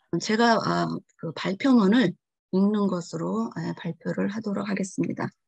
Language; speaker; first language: Korean; early bilingual, heritage; Korean